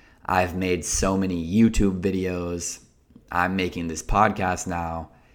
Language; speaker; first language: English; native; English